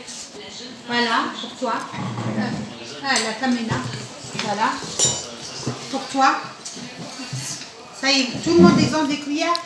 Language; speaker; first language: French; non-native, fluent; Arabic